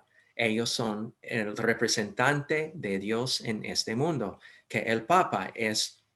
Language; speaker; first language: Spanish; non-native, fluent; English